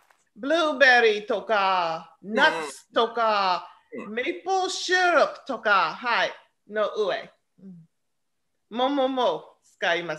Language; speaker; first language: Japanese; non-native, learner; English